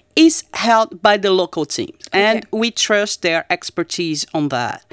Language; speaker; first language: English; non-native, fluent; Portuguese